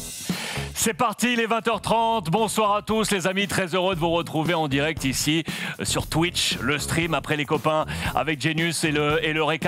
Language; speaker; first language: French; native; French